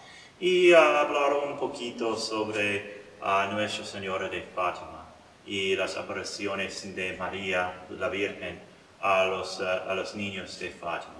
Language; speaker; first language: Spanish; non-native, learner; English